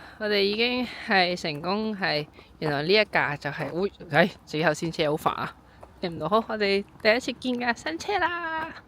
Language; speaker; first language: Cantonese; native; Cantonese